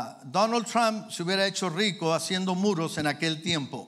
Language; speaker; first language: Spanish; early bilingual, heritage; Spanish